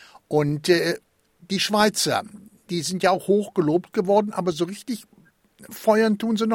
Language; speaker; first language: German; native; German